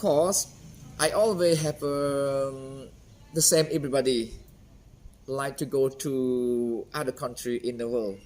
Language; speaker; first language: English; non-native, fluent; Khmer